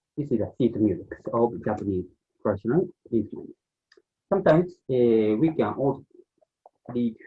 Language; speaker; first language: English; non-native, learner; Japanese